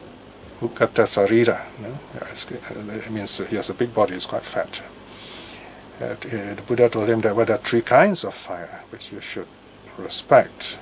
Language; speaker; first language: English; native; English